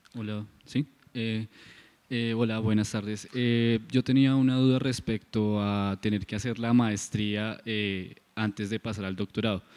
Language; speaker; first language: Spanish; native; Spanish